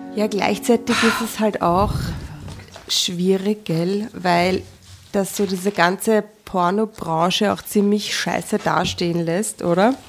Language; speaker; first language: German; native; German